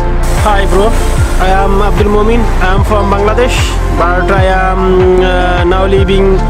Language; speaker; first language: English; non-native, learner; Bangla